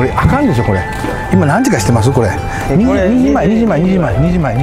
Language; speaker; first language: Japanese; native; Japanese